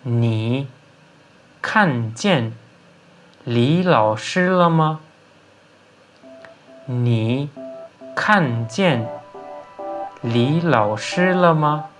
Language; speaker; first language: Chinese; non-native, fluent; Turkmen